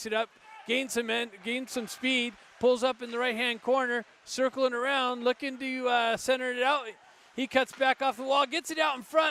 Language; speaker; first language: English; native; English